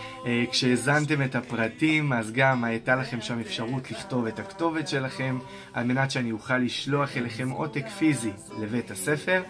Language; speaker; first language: Hebrew; native; Hebrew